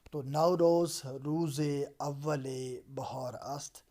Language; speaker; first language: Persian; non-native, fluent; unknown